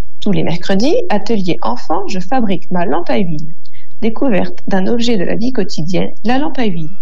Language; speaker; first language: French; native; French